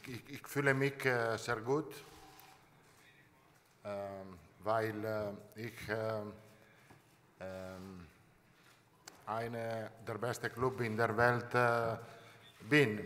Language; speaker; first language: German; non-native, learner; Italian